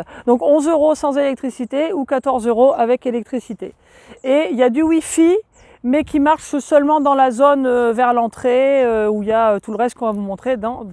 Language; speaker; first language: French; native; French